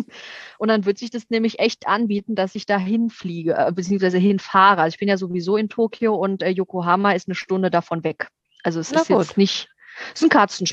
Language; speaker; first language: German; native; German